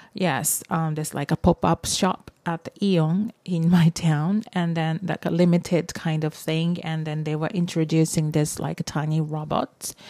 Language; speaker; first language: English; non-native, fluent; Japanese